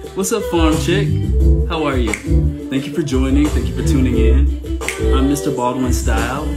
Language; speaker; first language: English; native; English